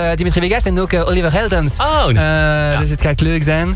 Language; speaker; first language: Dutch; non-native, learner; French